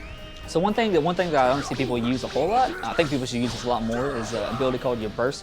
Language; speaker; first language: English; native; English